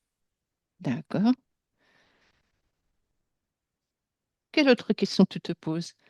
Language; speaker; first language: French; native; French